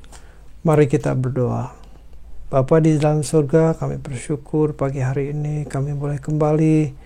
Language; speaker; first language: Indonesian; native; Indonesian